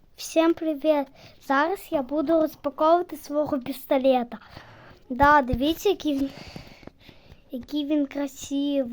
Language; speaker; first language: Ukrainian; native; Ukrainian